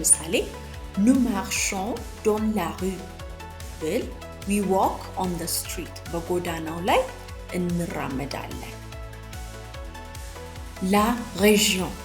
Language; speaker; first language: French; non-native, fluent; Amharic